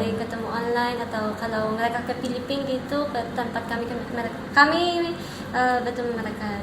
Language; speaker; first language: Indonesian; non-native, learner; Filipino